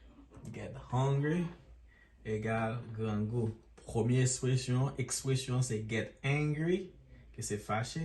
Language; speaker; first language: French; non-native, local second language; Haitian Creole